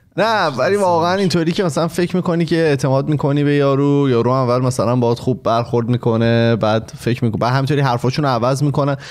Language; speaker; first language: Persian; native; Persian